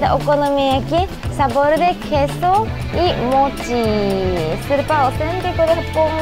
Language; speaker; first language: Spanish; non-native, learner; Japanese